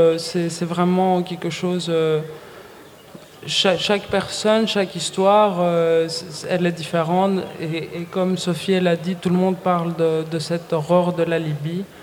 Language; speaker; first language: French; non-native, fluent; Greek